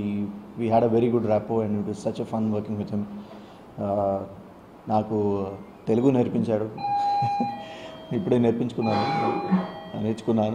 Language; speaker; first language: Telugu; non-native, learner; Tamil